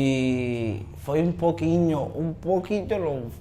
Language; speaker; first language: Portuguese; non-native, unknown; Spanish